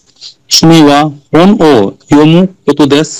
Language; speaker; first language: Japanese; non-native, learner; Bangla